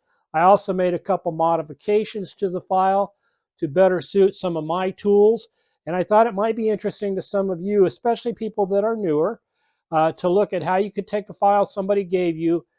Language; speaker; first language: English; native; English